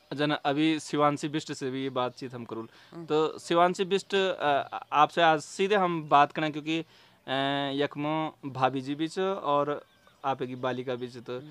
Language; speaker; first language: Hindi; non-native, local second language; Garhwali